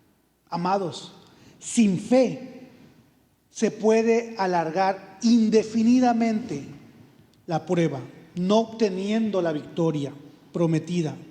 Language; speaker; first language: Spanish; native; Spanish